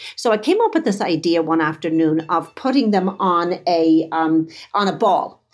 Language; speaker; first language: English; native; English